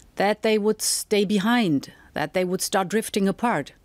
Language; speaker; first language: English; non-native, fluent; German